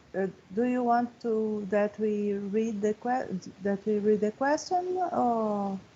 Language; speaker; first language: English; non-native, learner; Portuguese